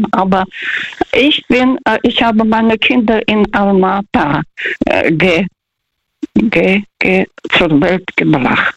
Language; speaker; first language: German; early bilingual, heritage; Russian